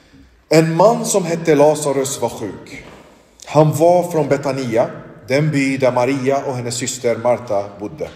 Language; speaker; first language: Swedish; non-native, local second language; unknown